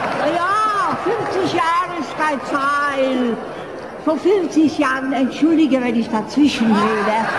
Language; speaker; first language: German; non-native, fluent; Hungarian